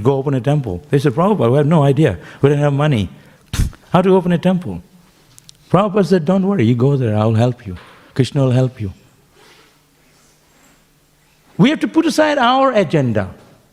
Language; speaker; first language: English; non-native, local second language; Bangla